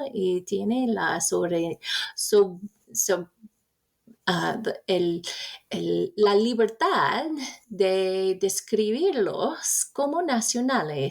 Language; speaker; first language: Spanish; non-native, fluent; English